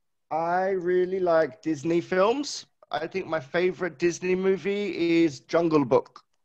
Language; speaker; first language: English; native; English